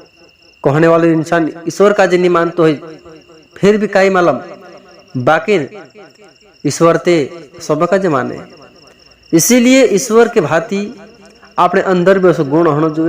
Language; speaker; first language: Hindi; non-native, local second language; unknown